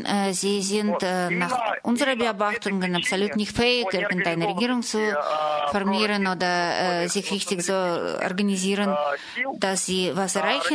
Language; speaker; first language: German; non-native, fluent; Russian